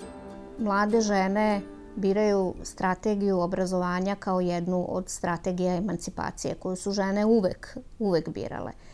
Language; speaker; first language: Serbian; native; Serbian